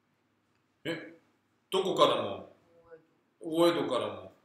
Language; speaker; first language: Japanese; non-native, fluent; Korean